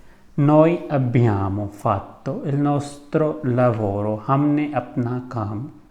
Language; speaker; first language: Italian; non-native, fluent; Urdu